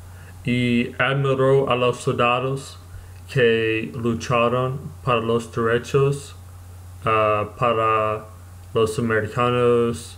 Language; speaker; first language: Spanish; non-native, learner; English